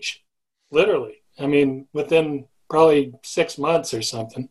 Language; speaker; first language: English; native; English